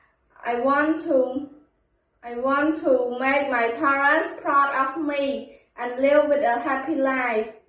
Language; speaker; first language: English; non-native, learner; Khmer